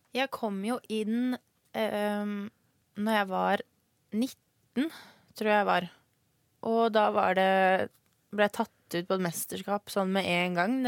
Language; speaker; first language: Norwegian; early bilingual, other home language; Swedish